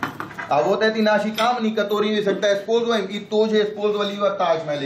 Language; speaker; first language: Russian; non-native, learner; Hindi